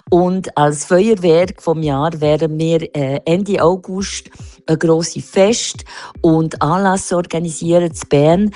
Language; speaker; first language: German; non-native, local second language; French